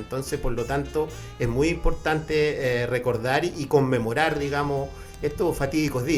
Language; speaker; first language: Spanish; native; Spanish